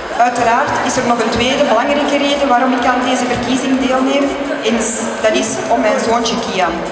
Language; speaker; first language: Dutch; native; Dutch